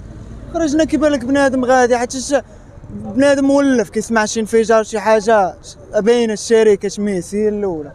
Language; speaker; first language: Arabic; native; Arabic